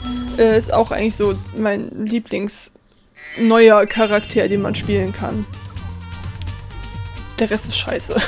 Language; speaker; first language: German; native; German